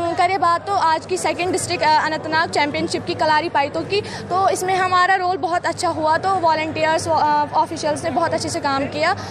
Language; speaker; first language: Urdu; non-native, local second language; Kashmiri